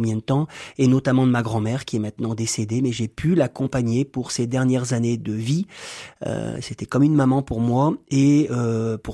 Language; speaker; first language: French; native; French